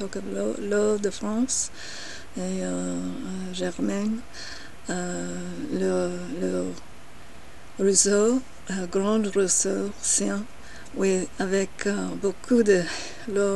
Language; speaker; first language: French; non-native, learner; English